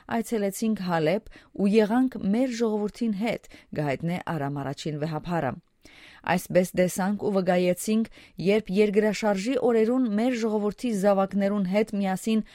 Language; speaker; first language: Armenian; early bilingual, heritage; Armenian